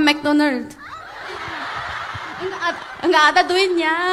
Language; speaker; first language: Indonesian; non-native, fluent; Korean